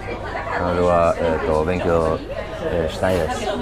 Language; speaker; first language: Japanese; non-native, learner; English